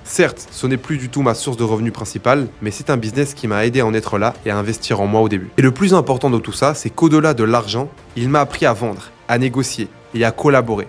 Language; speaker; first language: French; native; French